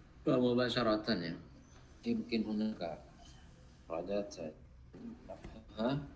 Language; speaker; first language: Arabic; non-native, fluent; Indonesian